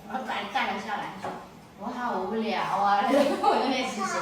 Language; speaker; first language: Chinese; native; Chinese